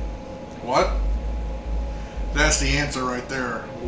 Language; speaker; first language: English; native; English